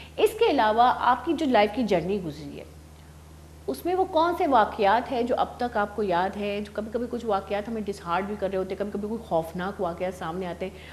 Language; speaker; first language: Urdu; non-native, local second language; Baluchi